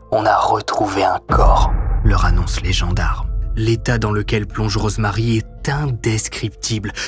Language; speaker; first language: French; native; French